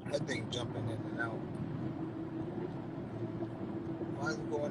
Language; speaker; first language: English; native; English